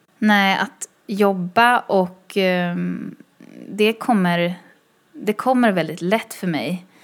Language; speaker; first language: Swedish; early bilingual, other home language; Chinese